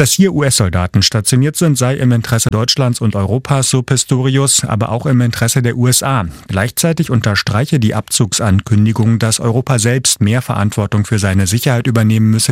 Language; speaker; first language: German; native; German